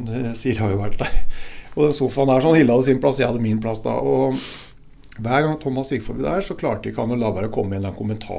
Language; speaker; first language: Norwegian; native; Norwegian